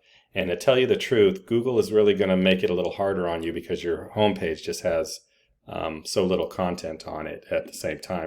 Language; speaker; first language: English; native; English